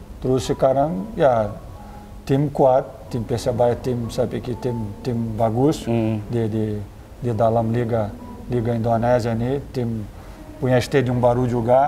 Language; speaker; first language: Indonesian; non-native, fluent; Portuguese